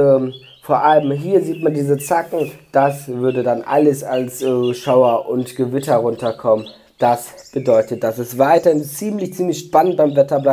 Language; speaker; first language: German; native; German